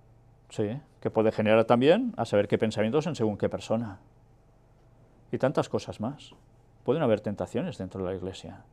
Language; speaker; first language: Spanish; native; Spanish